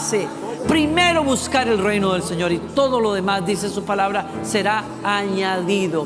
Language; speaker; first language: Spanish; native; Spanish